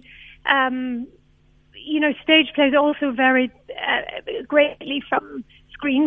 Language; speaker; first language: English; native; English